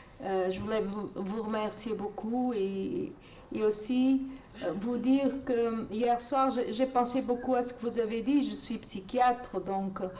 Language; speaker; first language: French; non-native, fluent; Portuguese